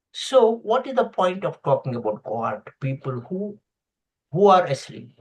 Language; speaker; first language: English; non-native, local second language; Telugu